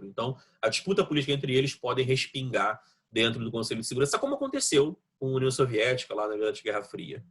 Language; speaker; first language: Portuguese; native; Portuguese